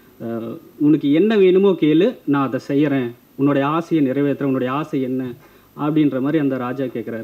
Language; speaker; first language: Tamil; native; Tamil